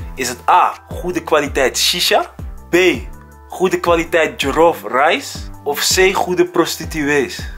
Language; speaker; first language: Dutch; early bilingual, other home language; Akan